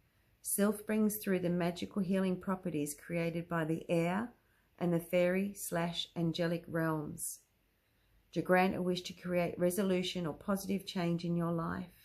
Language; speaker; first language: English; native; English